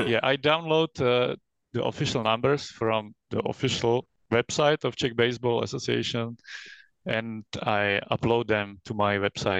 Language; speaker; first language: English; non-native, fluent; Czech